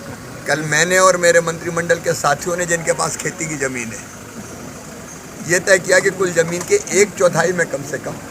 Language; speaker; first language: Hindi; native; Hindi